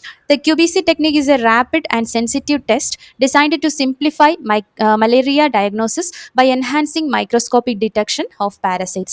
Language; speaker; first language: English; non-native, local second language; Malayalam